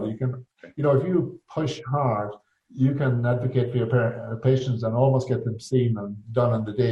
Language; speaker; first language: English; native; English